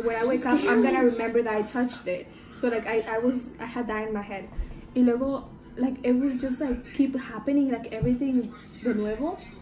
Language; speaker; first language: English; early bilingual, other home language; Spanish